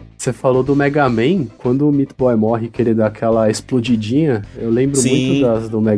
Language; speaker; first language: Portuguese; native; Portuguese